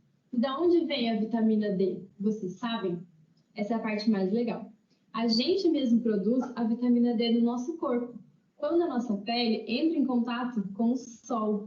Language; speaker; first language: Portuguese; native; Portuguese